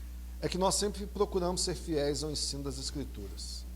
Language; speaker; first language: Portuguese; native; Portuguese